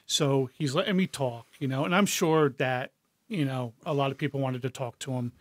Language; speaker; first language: English; native; English